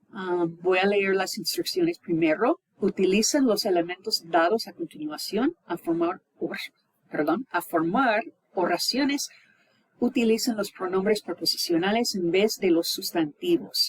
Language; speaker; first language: Spanish; non-native, fluent; English